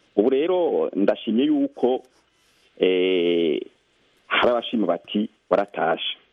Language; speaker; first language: Rundi; native; Rundi